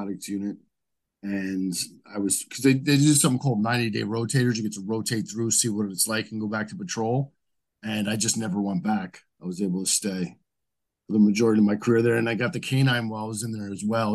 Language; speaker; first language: English; native; English